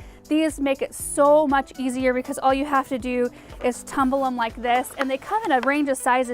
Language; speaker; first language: English; native; English